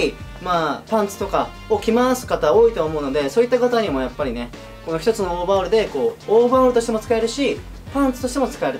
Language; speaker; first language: Japanese; native; Japanese